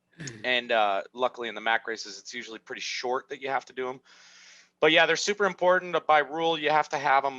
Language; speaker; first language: English; native; English